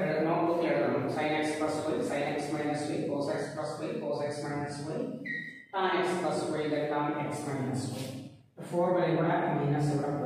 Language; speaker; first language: English; non-native, local second language; Malayalam